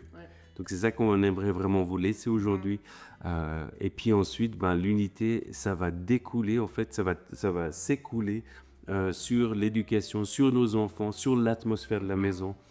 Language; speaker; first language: French; native; French